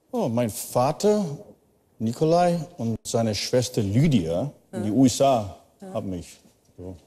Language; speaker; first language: German; early bilingual, heritage; German